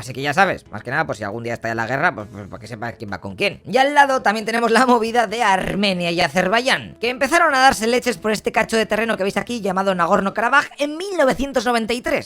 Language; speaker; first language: Spanish; native; Spanish